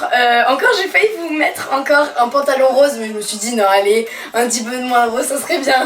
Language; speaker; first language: French; native; French